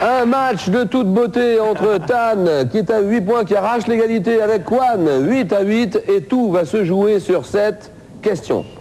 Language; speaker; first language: French; native; French